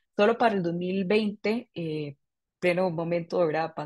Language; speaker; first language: Spanish; native; Spanish